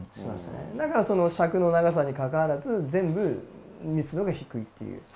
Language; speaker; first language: Japanese; native; Japanese